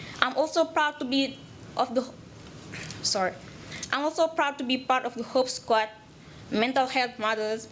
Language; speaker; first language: English; non-native, learner; Wolof